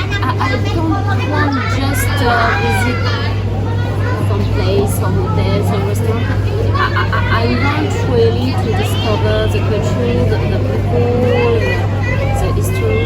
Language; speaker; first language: English; non-native, learner; French